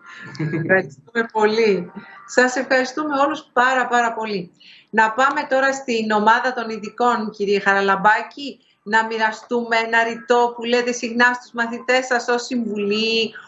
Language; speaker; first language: Greek; native; Greek